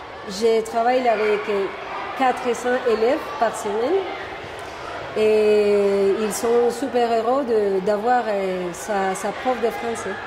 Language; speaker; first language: French; non-native, fluent; Spanish